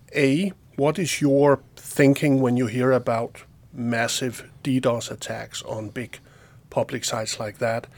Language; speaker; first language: English; non-native, fluent; Danish